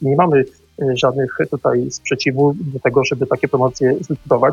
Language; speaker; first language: Polish; native; Polish